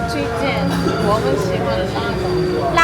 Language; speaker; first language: Chinese; non-native, learner; Korean